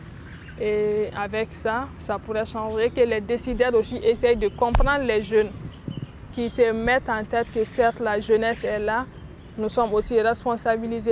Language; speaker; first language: French; non-native, local second language; Bambara